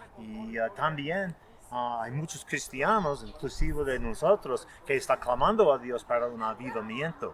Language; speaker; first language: Spanish; non-native, fluent; English